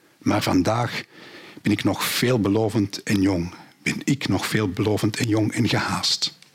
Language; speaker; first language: Dutch; native; Dutch